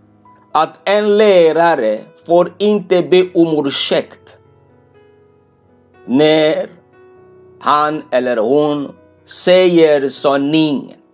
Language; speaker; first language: Swedish; non-native, fluent; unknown